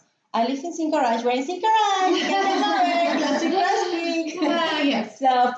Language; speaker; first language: English; non-native, fluent; Spanish